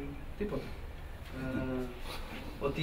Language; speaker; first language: Greek; non-native, learner; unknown